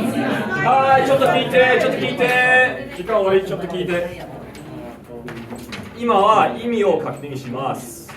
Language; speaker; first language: Japanese; non-native, learner; English